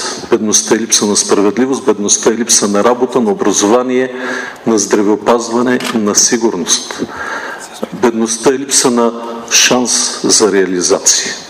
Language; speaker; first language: Bulgarian; native; Bulgarian